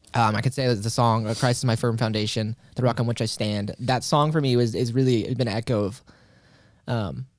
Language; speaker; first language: English; native; English